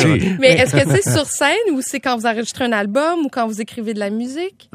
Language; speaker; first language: French; native; French